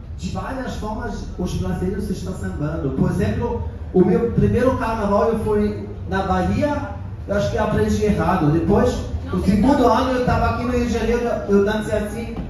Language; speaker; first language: Portuguese; non-native, fluent; German